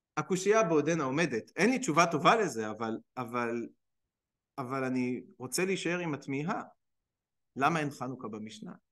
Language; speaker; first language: Hebrew; native; Hebrew